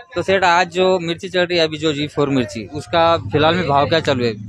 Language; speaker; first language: Hindi; non-native, local second language; Marathi